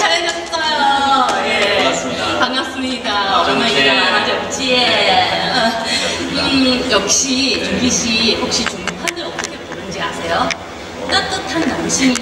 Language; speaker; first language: Korean; non-native, learner; Chinese